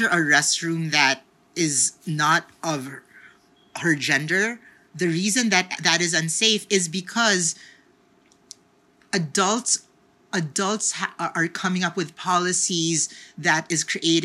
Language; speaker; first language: English; non-native, local second language; Filipino